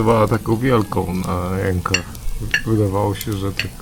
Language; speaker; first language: Polish; native; Polish